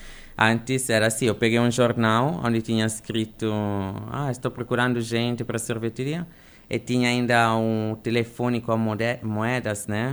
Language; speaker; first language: Portuguese; non-native, fluent; Italian